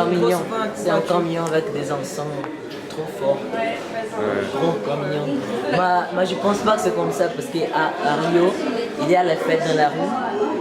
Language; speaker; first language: French; non-native, learner; Portuguese